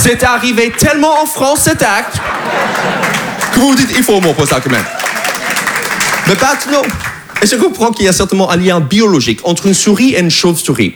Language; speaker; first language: French; non-native, fluent; English